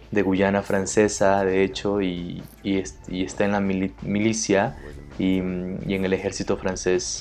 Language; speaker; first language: Spanish; non-native, fluent; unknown